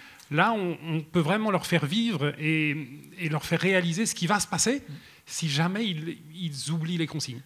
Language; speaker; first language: French; native; French